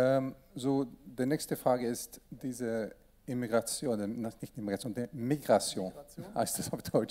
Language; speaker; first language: German; non-native, learner; Swedish